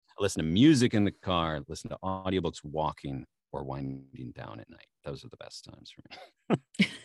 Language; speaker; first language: English; native; English